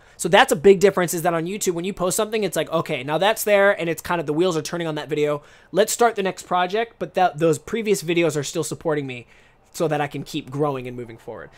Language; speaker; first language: English; native; English